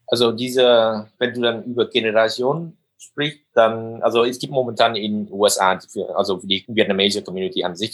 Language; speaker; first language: German; non-native, fluent; Vietnamese